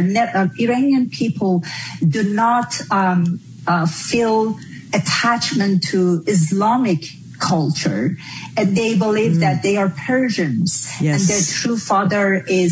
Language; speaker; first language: English; non-native, fluent; Persian